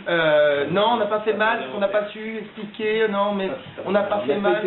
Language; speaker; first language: French; native; French